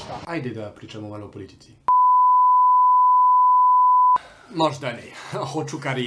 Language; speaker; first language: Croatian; non-native, learner; French